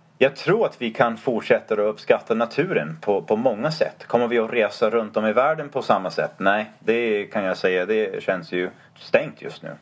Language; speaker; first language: Swedish; non-native, fluent; English